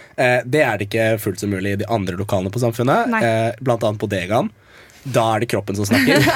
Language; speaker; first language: Norwegian; early bilingual, other home language; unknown